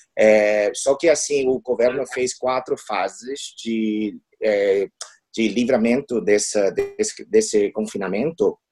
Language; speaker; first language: Portuguese; non-native, fluent; Chinese